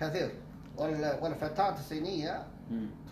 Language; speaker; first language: Arabic; non-native, fluent; Chinese